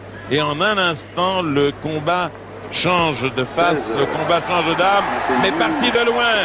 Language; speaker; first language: French; native; French